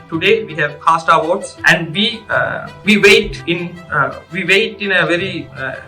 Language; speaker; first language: English; non-native, local second language; Tamil